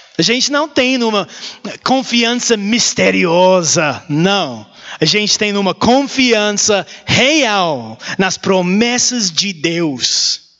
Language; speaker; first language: Portuguese; non-native, learner; English